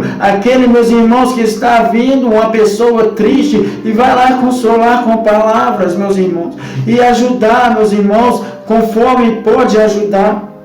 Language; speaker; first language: Portuguese; native; Portuguese